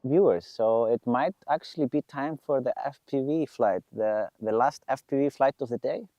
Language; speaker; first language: English; non-native, fluent; Icelandic